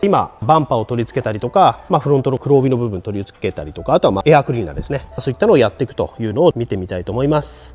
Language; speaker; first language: Japanese; native; Japanese